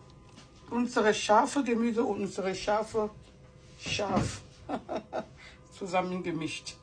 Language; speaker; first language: German; non-native, fluent; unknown